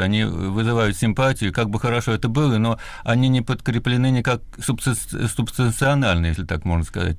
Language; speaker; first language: Russian; native; Russian